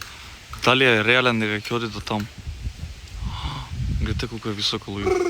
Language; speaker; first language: Macedonian; native; Macedonian